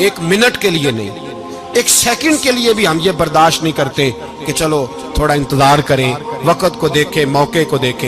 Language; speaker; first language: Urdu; non-native, local second language; Punjabi